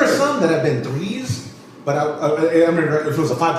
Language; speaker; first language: English; native; English